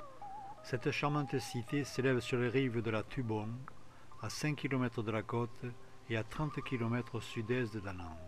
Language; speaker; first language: French; native; French